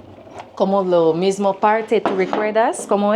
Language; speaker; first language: Spanish; non-native, learner; English